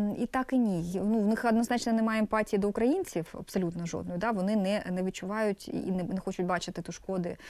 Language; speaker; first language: Ukrainian; non-native, local second language; Russian